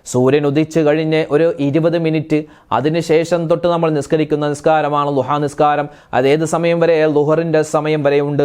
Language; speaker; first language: Malayalam; native; Malayalam